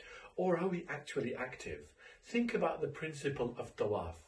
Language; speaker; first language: English; native; English